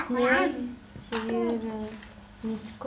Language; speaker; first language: Dutch; non-native, learner; Arabic